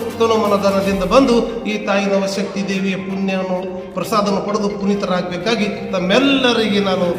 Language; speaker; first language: Kannada; non-native, local second language; Lambadi